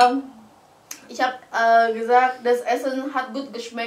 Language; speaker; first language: German; non-native, learner; Indonesian